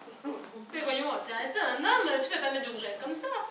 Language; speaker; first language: French; native; French